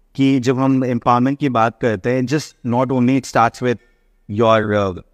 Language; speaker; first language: Hindi; native; Hindi